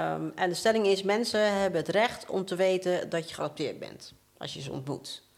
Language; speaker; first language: Dutch; native; Dutch